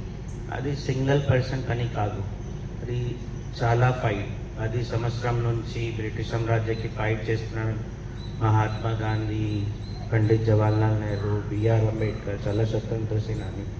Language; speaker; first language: Telugu; non-native, learner; Hindi